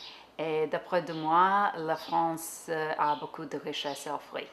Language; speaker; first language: French; non-native, learner; Serbian